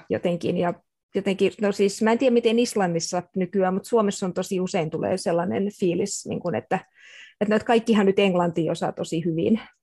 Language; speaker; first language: Finnish; native; Finnish